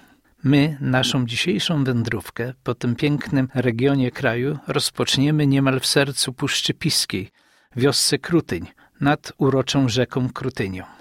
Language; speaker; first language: Polish; native; Polish